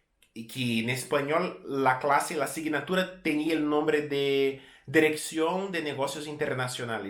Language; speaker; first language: Spanish; non-native, fluent; Portuguese